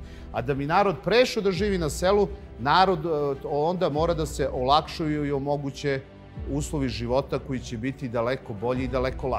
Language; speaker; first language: Serbian; native; Serbian